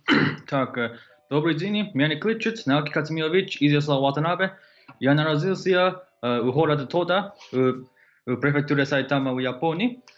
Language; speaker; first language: Russian; non-native, learner; Japanese